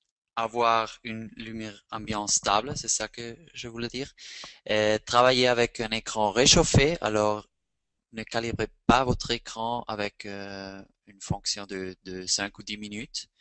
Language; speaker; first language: French; non-native, fluent; Spanish